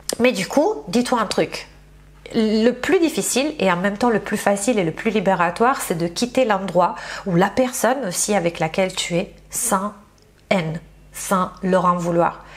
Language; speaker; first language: French; non-native, fluent; Italian